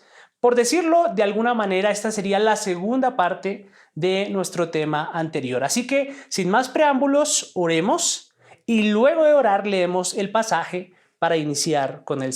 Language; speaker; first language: Spanish; native; Spanish